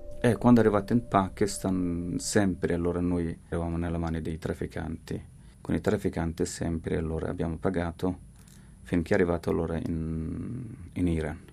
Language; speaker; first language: Italian; non-native, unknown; Persian